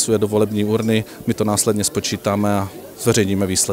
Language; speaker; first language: Czech; native; Czech